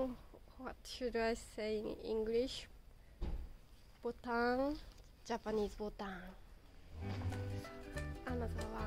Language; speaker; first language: English; non-native, learner; Japanese